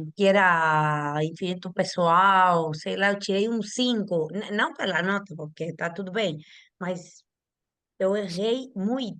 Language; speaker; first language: Portuguese; non-native, learner; Spanish